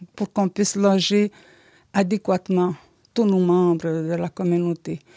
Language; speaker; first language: French; non-native, fluent; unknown